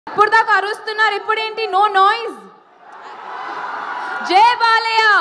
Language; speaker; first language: Telugu; non-native, learner; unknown